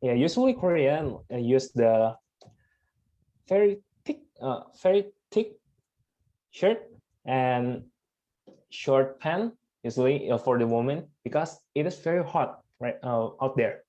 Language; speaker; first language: English; non-native, fluent; Indonesian